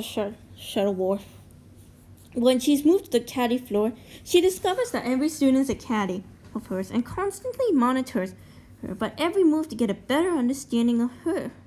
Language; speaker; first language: English; native; English